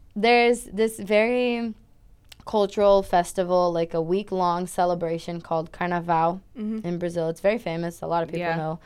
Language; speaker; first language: English; non-native, fluent; Portuguese